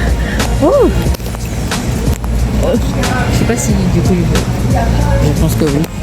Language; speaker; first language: French; native; French